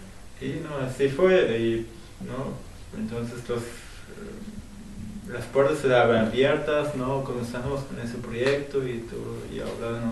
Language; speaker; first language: Spanish; non-native, fluent; German